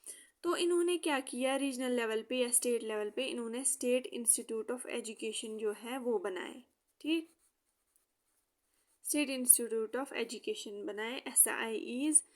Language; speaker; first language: Hindi; native; Hindi